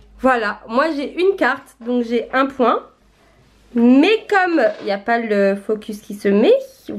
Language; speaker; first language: French; native; French